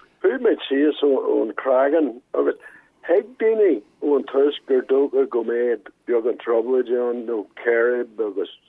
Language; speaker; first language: Irish; non-native, local second language; English